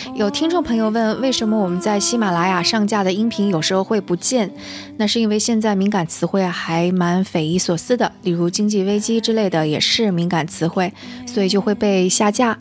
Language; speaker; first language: Chinese; native; Chinese